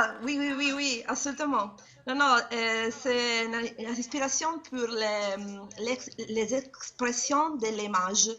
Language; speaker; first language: French; non-native, learner; Italian